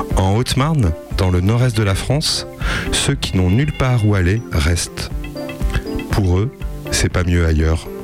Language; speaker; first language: French; native; French